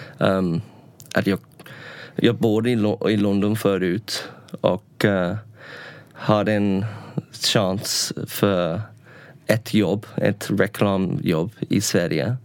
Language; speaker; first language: Swedish; non-native, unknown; English